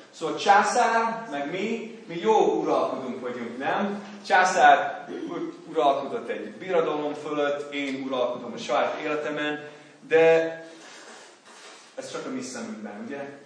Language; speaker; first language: Hungarian; non-native, learner; English